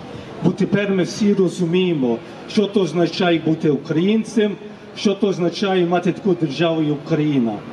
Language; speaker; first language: Ukrainian; early bilingual, heritage; Ukrainian